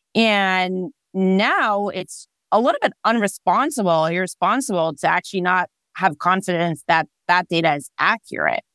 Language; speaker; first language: English; non-native, fluent; Hebrew